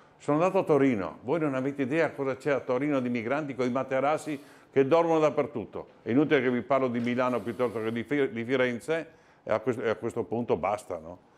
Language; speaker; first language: Italian; native; Italian